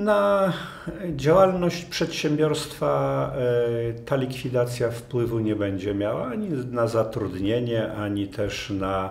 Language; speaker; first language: Polish; native; Polish